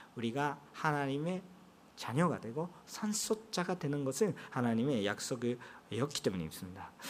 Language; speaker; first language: Korean; non-native, fluent; Japanese